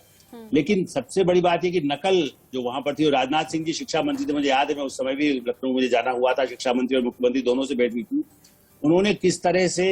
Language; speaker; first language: Hindi; native; Hindi